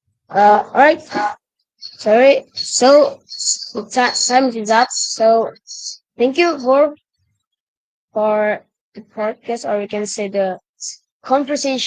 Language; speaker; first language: English; non-native, learner; Indonesian